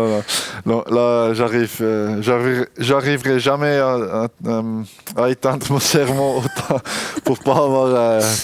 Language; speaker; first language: French; non-native, local second language; German